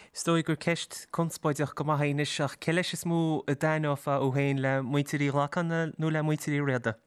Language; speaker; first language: Irish; native; Irish